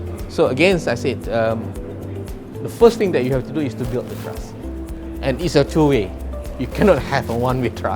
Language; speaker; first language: English; non-native, local second language; Malay